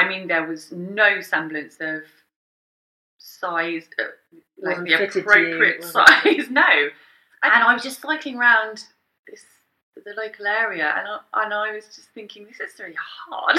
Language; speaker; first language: English; native; English